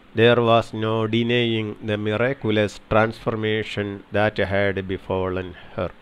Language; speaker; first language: English; non-native, local second language; Malayalam